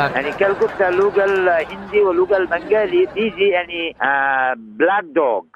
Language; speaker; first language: Arabic; non-native, learner; Bangla